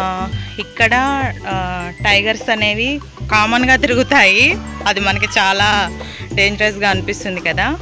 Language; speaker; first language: Telugu; native; Telugu